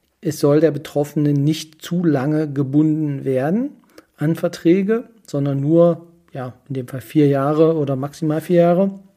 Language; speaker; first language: German; native; German